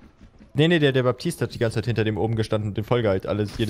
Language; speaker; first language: German; native; German